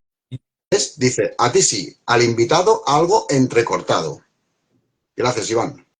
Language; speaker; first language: Spanish; native; Spanish